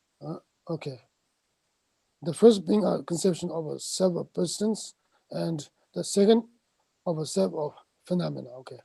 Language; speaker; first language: English; non-native, fluent; Tibetan